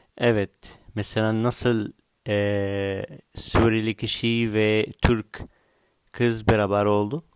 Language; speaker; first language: Turkish; non-native, learner; Arabic